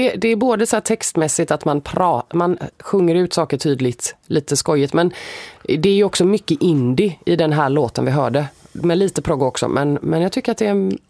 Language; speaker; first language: Swedish; native; Swedish